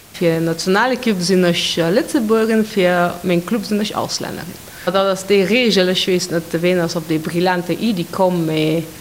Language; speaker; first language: Luxembourgish; non-native, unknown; Bulgarian